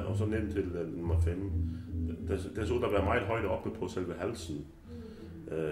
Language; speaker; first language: Danish; native; Danish